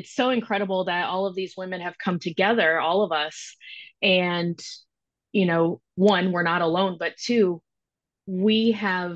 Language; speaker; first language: English; native; English